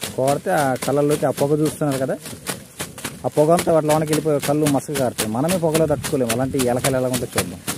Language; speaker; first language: Telugu; non-native, local second language; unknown